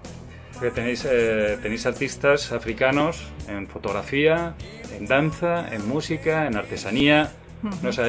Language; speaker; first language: Spanish; native; Spanish